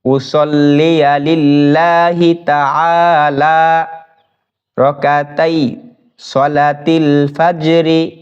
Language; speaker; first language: Bangla; native; Bangla